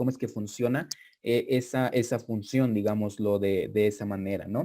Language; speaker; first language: Spanish; native; Spanish